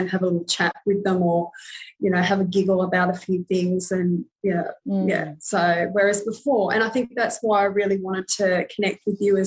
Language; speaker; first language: English; native; English